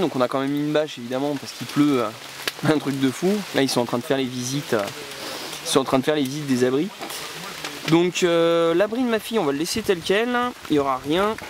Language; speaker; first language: French; native; French